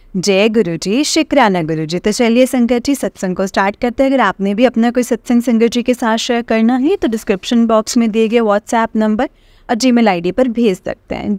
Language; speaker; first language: Hindi; native; Hindi